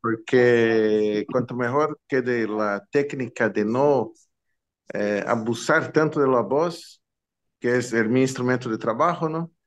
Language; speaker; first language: Spanish; non-native, fluent; Portuguese